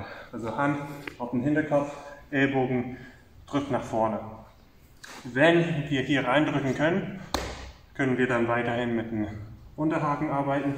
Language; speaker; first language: German; non-native, fluent; English